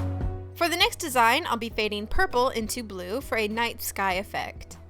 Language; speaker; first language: English; native; English